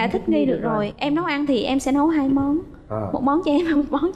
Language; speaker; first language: Vietnamese; native; Vietnamese